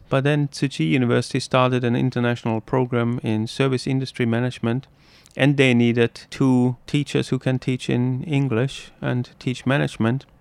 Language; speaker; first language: English; non-native, fluent; German